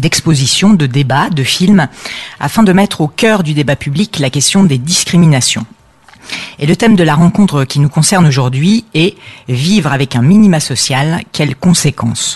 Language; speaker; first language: French; native; French